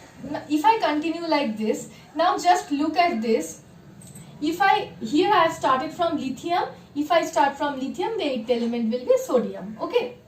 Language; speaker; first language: English; non-native, local second language; Bangla